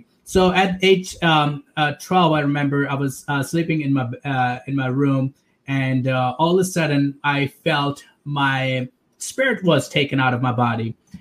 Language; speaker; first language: English; non-native, local second language; Urdu